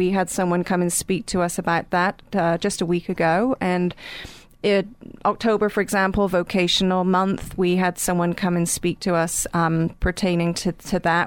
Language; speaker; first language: English; native; English